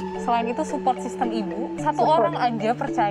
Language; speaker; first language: Indonesian; native; Indonesian